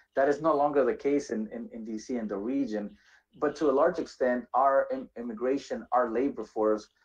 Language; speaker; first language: English; native; English